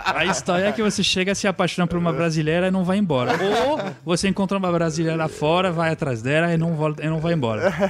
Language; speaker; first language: Portuguese; non-native, fluent; French